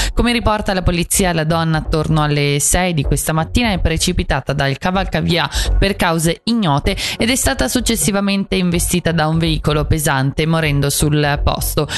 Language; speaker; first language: Italian; native; Italian